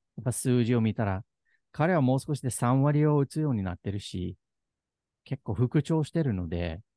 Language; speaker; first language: Japanese; native; Japanese